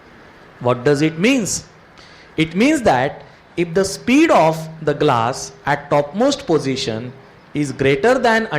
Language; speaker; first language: English; non-native, local second language; Marathi